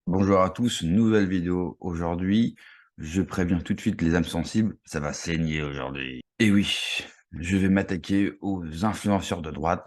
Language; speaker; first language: French; native; French